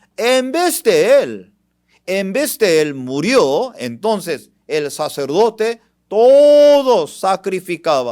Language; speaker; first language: Spanish; non-native, fluent; Korean